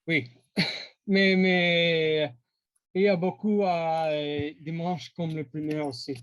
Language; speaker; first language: French; non-native, learner; English